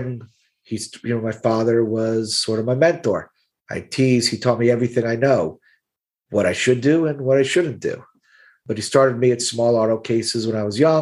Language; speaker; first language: English; native; English